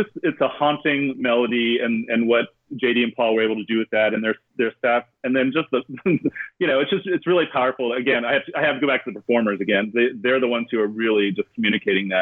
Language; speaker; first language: English; native; English